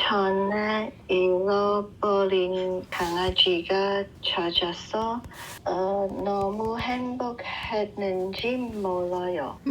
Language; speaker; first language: Korean; non-native, learner; English